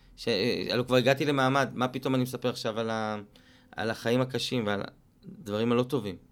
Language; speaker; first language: Hebrew; native; Hebrew